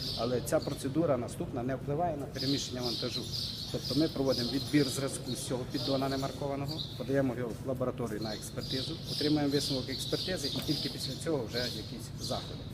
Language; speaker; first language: Ukrainian; native; Ukrainian